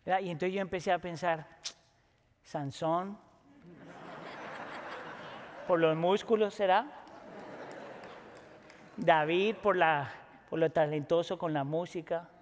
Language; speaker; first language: Spanish; native; Spanish